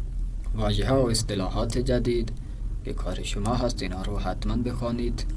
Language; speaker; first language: Persian; non-native, fluent; Urdu